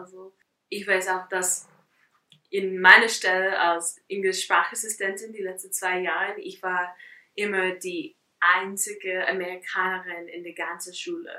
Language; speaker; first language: German; non-native, fluent; English